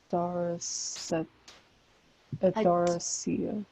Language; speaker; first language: Arabic; non-native, learner; English